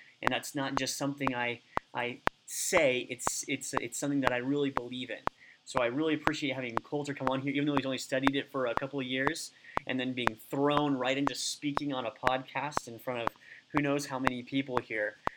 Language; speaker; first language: English; native; English